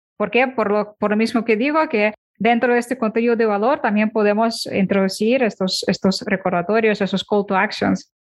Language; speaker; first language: Spanish; non-native, fluent; Ukrainian